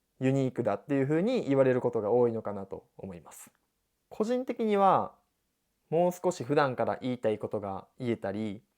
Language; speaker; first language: Japanese; native; Japanese